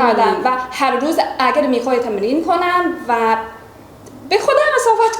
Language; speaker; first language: Persian; non-native, fluent; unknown